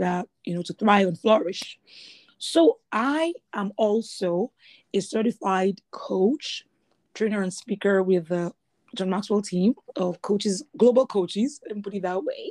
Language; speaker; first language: English; non-native, local second language; Yoruba